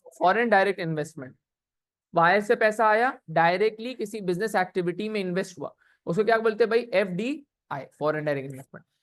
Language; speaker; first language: Urdu; native; Urdu